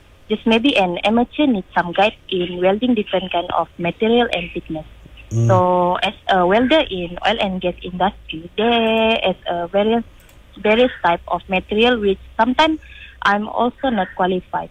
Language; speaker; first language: English; non-native, local second language; Malay